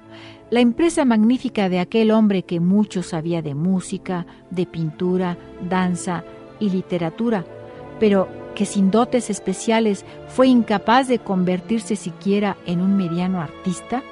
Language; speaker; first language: Spanish; native; Spanish